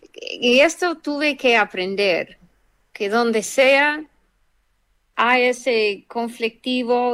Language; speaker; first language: Spanish; non-native, fluent; English